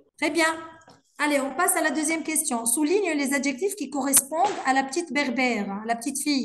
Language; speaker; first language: French; non-native, local second language; Arabic